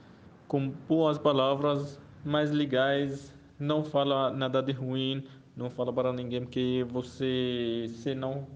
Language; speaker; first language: Portuguese; non-native, fluent; Arabic